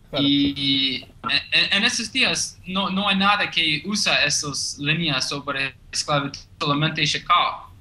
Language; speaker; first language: Spanish; non-native, learner; English